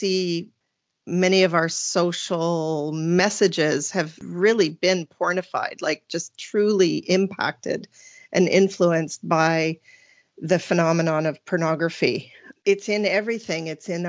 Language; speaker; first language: English; native; English